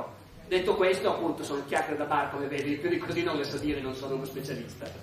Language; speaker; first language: Italian; native; Italian